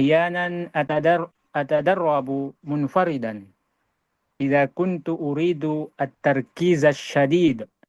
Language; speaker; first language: Arabic; non-native, learner; Indonesian